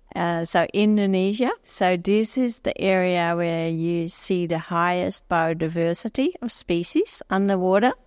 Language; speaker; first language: English; non-native, fluent; Dutch